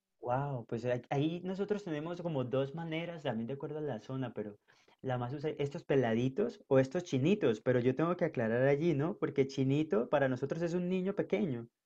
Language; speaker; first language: Spanish; native; Spanish